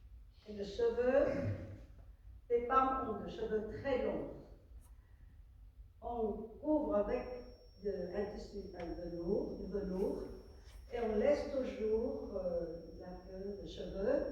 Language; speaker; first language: French; non-native, fluent; Vietnamese